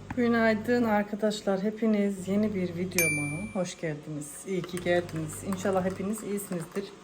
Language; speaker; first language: Turkish; early bilingual, heritage; Turkish